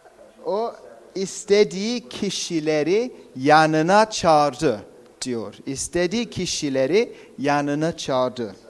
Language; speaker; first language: Turkish; non-native, fluent; English